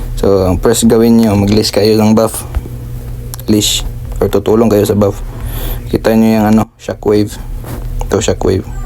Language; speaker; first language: Filipino; non-native, local second language; Cebuano